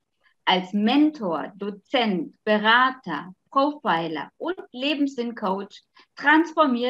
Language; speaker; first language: German; native; German